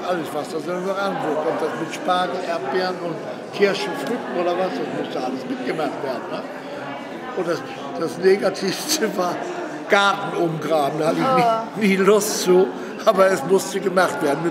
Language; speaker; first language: German; native; German